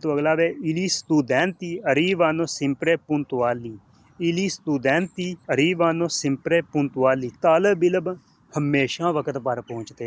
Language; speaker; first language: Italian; non-native, fluent; Punjabi